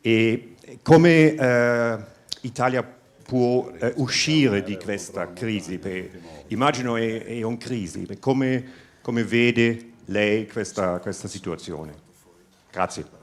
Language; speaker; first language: Italian; non-native, fluent; German